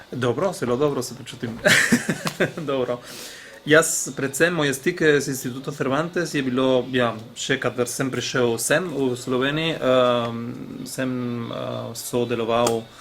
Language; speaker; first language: Slovenian; non-native, learner; Spanish